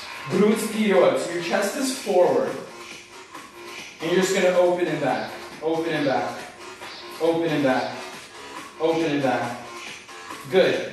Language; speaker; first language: English; native; English